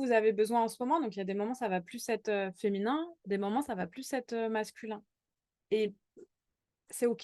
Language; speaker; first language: French; native; French